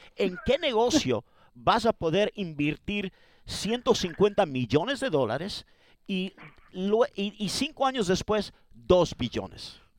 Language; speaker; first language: Spanish; early bilingual, heritage; Spanish